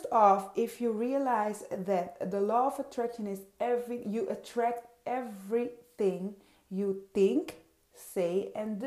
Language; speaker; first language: English; non-native, fluent; Dutch